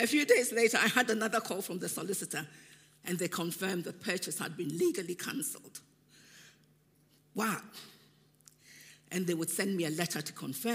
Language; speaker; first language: English; non-native, local second language; Akan